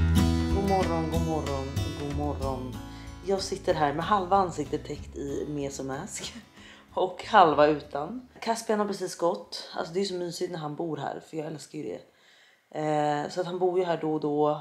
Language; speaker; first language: Swedish; native; Swedish